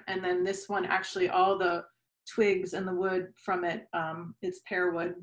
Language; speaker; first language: English; native; English